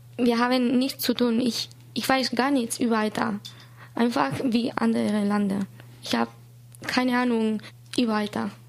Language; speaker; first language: German; non-native, learner; Basque